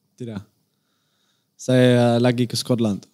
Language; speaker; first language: Indonesian; non-native, learner; Dutch